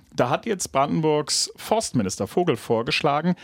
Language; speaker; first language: German; native; German